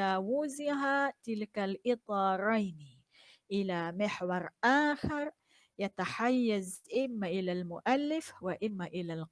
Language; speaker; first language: Arabic; non-native, fluent; Malay